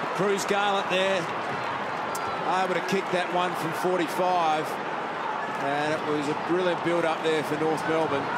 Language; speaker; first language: English; native; English